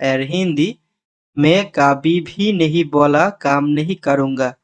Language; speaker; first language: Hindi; non-native, learner; Bangla